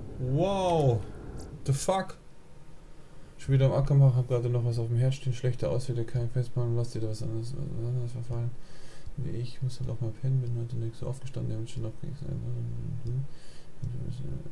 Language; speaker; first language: German; native; German